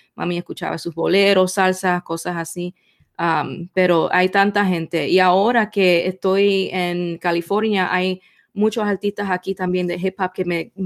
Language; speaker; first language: Spanish; early bilingual, heritage; Spanish